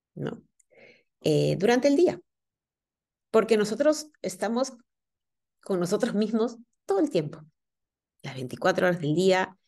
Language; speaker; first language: Spanish; native; Spanish